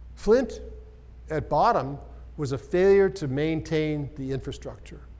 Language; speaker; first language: English; native; English